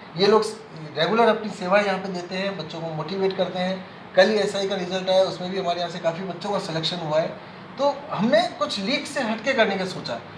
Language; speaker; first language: Hindi; native; Hindi